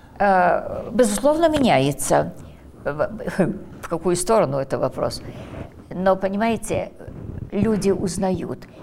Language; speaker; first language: Russian; early bilingual, heritage; Russian